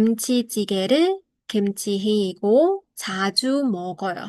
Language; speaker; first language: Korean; non-native, fluent; Burmese